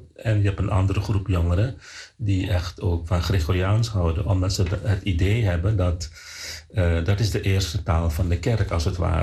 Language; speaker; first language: Dutch; non-native, fluent; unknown